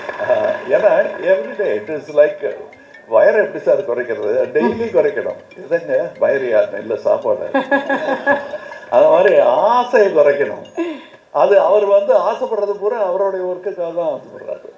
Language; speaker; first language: Tamil; native; Tamil